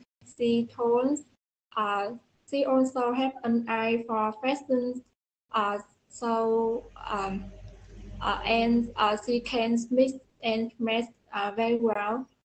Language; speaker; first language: English; non-native, learner; Vietnamese